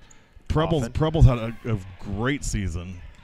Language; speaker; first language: English; native; English